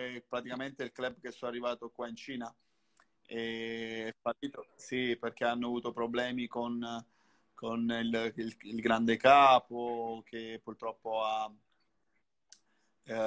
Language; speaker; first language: Italian; native; Italian